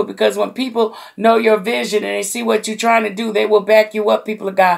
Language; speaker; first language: English; native; English